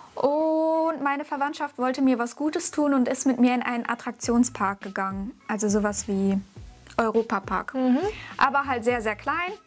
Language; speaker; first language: German; early bilingual, other home language; Russian